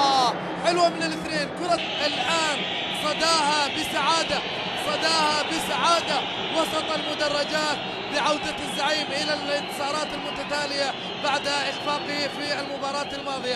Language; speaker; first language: Arabic; native; Arabic